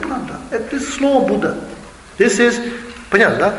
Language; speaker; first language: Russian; non-native, learner; Tibetan